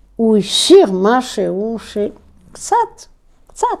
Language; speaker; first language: Hebrew; non-native, fluent; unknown